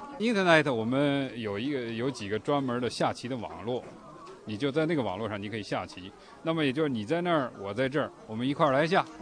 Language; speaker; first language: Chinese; native; Chinese